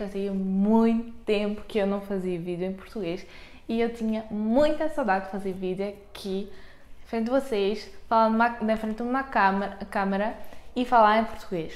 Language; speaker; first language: Portuguese; early bilingual, heritage; Portuguese